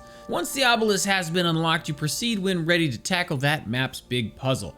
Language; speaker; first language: English; native; English